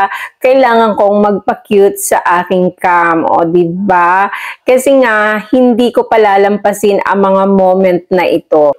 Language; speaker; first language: Filipino; native; Filipino